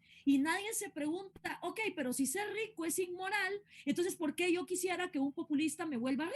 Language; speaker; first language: Spanish; native; Spanish